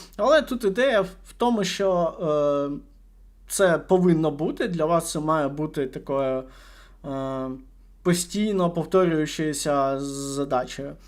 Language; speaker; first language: Ukrainian; non-native, local second language; Russian